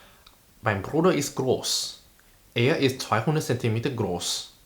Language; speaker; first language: German; non-native, fluent; Indonesian